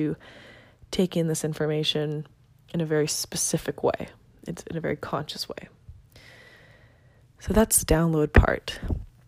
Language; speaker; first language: English; non-native, fluent; Spanish